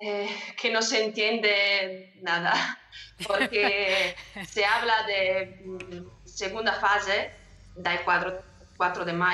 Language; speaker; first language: Spanish; non-native, learner; Italian